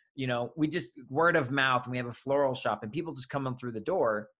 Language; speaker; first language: English; native; English